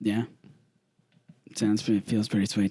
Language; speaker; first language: English; native; English